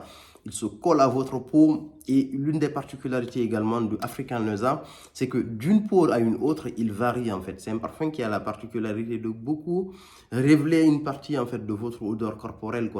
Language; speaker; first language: French; native; French